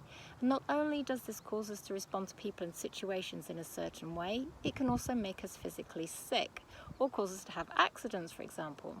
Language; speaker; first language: English; native; English